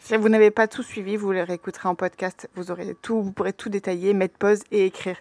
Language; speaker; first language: French; native; French